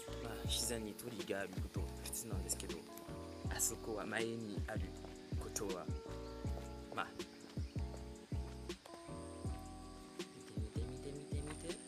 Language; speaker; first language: Japanese; non-native, fluent; French